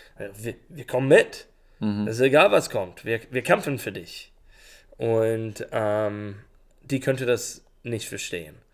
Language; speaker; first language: German; non-native, learner; English